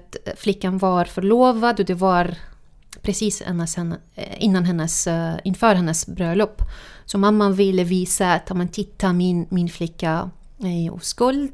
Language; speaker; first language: Swedish; non-native, fluent; Arabic